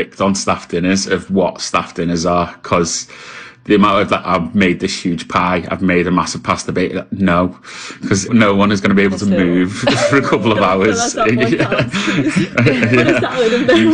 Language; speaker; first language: English; native; English